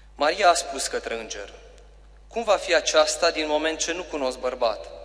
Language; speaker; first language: Romanian; native; Romanian